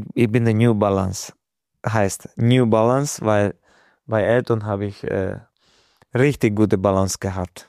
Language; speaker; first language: German; non-native, fluent; Hungarian